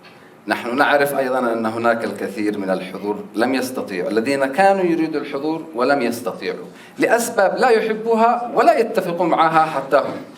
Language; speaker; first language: Arabic; native; Arabic